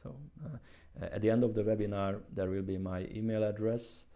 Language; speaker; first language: English; non-native, fluent; Hungarian